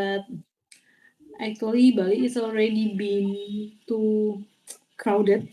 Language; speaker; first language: English; non-native, learner; Indonesian